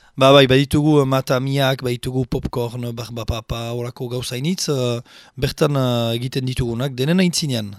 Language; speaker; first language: Basque; native; Basque